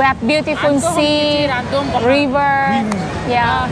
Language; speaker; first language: English; non-native, learner; Vietnamese